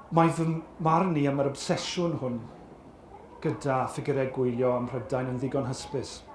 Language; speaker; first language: Welsh; native; Welsh